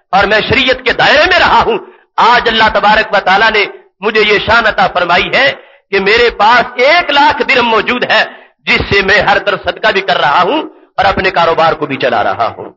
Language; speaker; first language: Urdu; native; Urdu